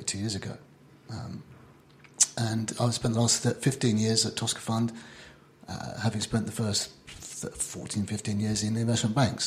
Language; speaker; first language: English; native; English